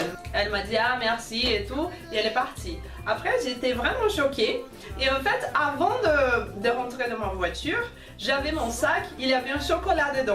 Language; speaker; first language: French; non-native, fluent; Portuguese